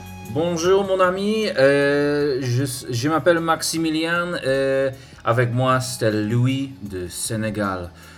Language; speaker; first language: French; non-native, learner; English